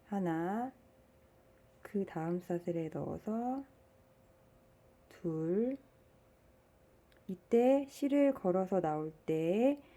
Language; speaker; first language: Korean; native; Korean